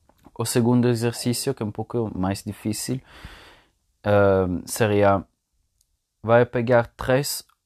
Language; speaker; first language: Portuguese; non-native, fluent; Italian